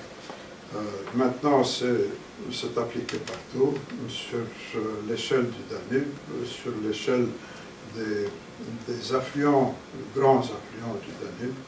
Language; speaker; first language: French; non-native, fluent; Romanian